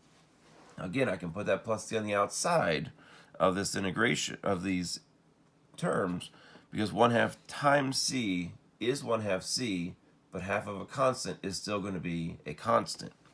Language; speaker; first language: English; native; English